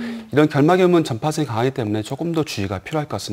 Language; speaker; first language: Korean; native; Korean